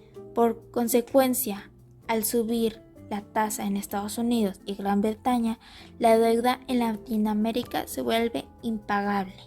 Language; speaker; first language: Spanish; native; Spanish